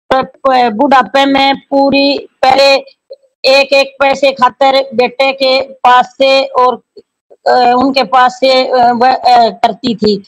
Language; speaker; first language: Hindi; native; Hindi